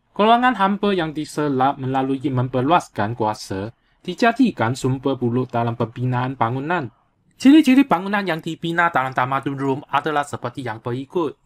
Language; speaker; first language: Malay; non-native, local second language; Chinese